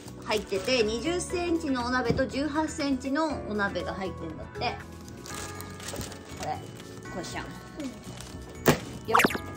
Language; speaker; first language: Japanese; native; Japanese